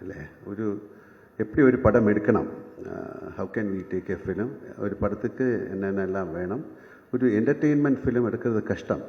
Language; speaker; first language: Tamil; non-native, local second language; Malayalam